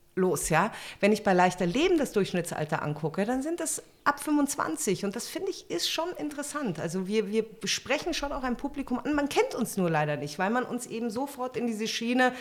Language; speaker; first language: German; native; German